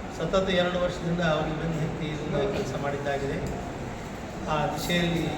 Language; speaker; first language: Kannada; native; Kannada